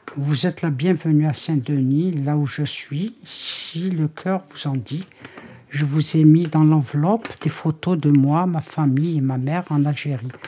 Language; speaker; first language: French; native; French